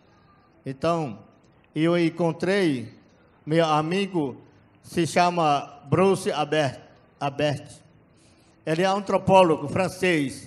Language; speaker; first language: Portuguese; non-native, local second language; Yanomámi